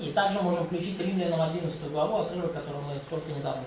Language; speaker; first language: Russian; native; Russian